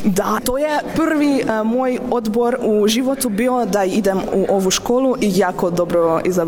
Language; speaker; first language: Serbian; non-native, learner; Hungarian